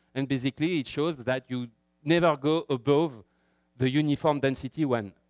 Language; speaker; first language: English; non-native, fluent; French